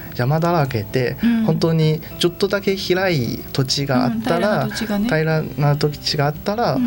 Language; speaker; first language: Japanese; non-native, fluent; Chinese